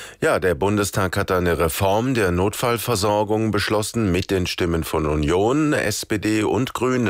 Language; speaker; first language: German; native; German